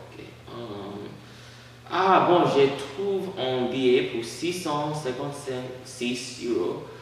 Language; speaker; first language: French; non-native, learner; English